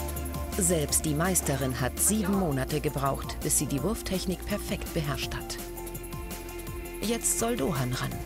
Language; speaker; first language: German; native; German